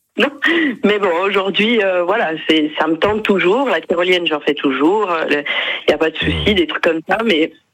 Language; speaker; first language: French; native; French